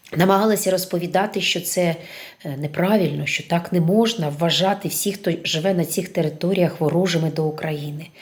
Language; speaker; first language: Ukrainian; non-native, local second language; Russian